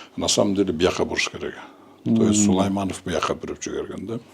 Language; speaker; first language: Russian; non-native, local second language; Kyrgyz